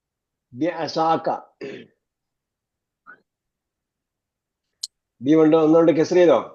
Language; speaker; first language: Malayalam; native; Malayalam